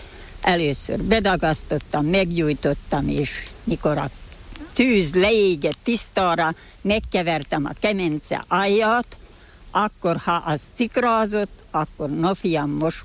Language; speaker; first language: Hungarian; native; Hungarian